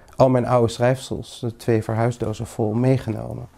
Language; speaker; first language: Dutch; early bilingual, other home language; Greek